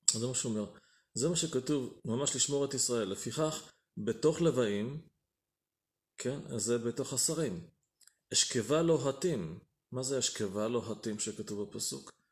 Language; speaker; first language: Hebrew; native; Hebrew